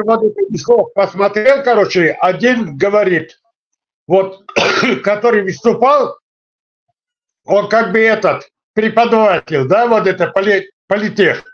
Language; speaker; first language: Russian; non-native, local second language; Tajik